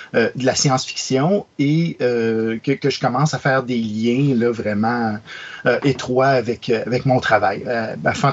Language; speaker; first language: French; native; French